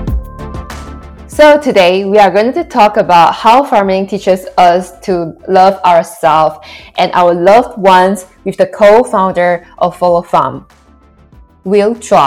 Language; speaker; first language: English; non-native, local second language; Chinese